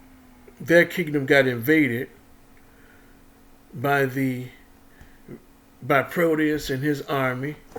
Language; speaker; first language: English; native; English